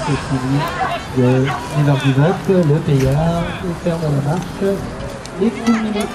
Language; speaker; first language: French; native; French